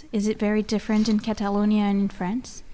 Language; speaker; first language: English; non-native, learner; French